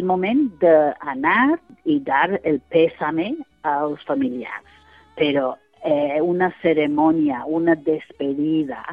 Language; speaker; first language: Catalan; non-native, fluent; English